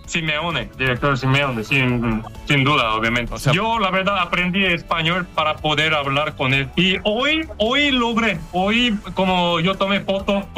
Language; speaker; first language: Spanish; non-native, learner; Korean